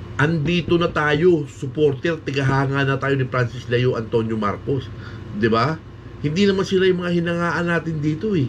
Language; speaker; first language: Filipino; native; Filipino